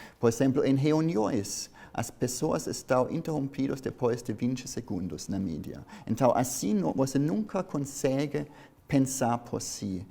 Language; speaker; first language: Portuguese; non-native, fluent; German